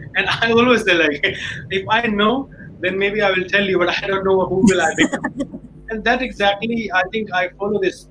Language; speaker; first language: English; non-native, local second language; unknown